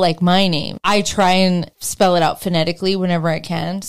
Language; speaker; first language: English; native; English